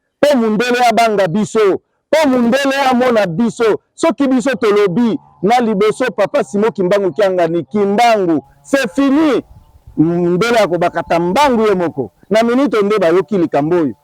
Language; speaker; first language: Lingala; non-native, local second language; Kongo